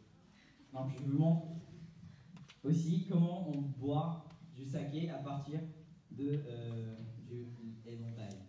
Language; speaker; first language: French; non-native, fluent; Japanese